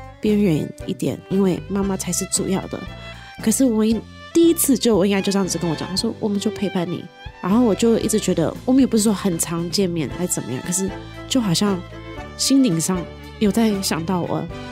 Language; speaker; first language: Chinese; native; Chinese